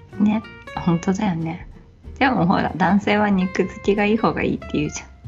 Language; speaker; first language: Japanese; native; Japanese